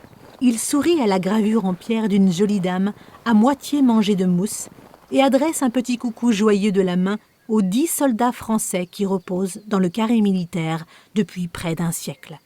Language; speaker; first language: French; native; French